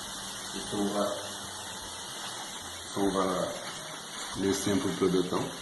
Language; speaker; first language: French; non-native, learner; Portuguese